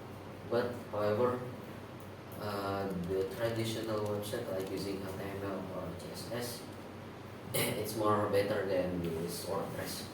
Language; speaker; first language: English; non-native, learner; Indonesian